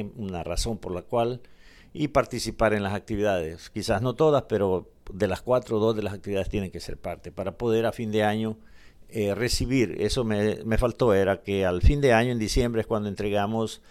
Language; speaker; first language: Spanish; native; Spanish